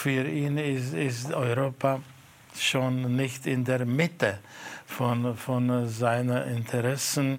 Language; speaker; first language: German; non-native, fluent; Czech